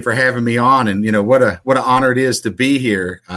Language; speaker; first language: English; native; English